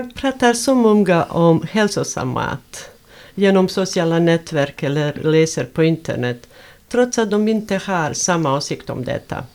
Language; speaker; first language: Swedish; non-native, fluent; Bosnian